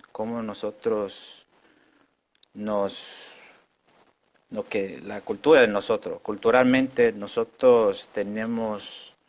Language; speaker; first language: Spanish; non-native, local second language; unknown